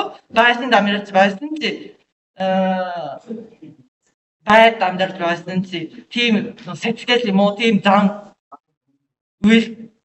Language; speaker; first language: Mongolian; non-native, learner; Japanese